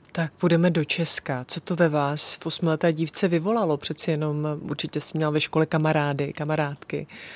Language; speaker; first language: Czech; native; Czech